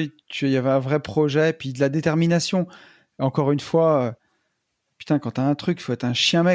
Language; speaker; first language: French; native; French